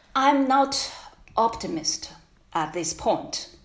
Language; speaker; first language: English; non-native, fluent; Chinese